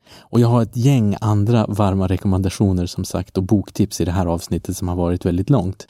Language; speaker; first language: Swedish; non-native, fluent; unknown